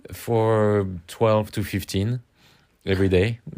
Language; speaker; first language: English; non-native, fluent; French